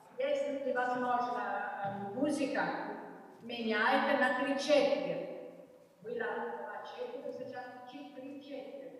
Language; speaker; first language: Russian; non-native, fluent; Italian